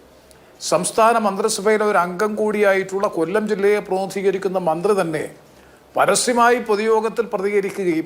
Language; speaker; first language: Malayalam; native; Malayalam